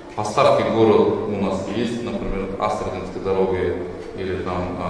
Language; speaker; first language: Russian; non-native, local second language; Kazakh